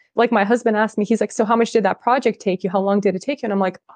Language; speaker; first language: English; early bilingual, other home language; Russian